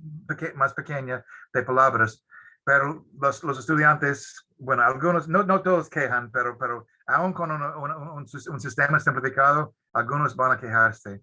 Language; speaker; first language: Spanish; non-native, fluent; English